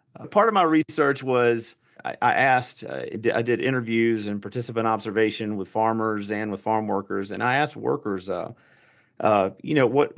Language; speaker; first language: English; native; English